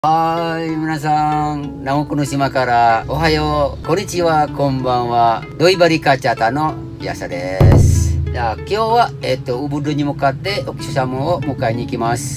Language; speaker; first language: Japanese; non-native, fluent; Indonesian